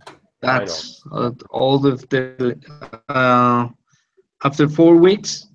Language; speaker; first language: English; non-native, learner; Spanish